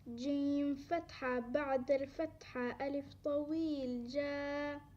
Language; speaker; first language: Arabic; non-native, learner; Somali